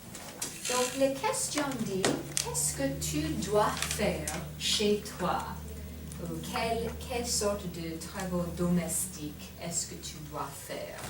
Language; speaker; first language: French; non-native, fluent; English